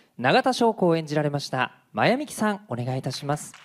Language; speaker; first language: Japanese; native; Japanese